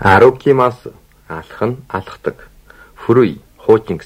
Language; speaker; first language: Mongolian; native; Mongolian